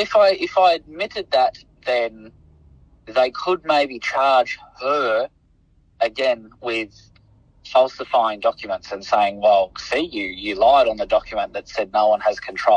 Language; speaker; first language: English; native; English